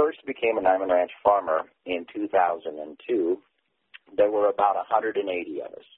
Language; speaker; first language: English; native; English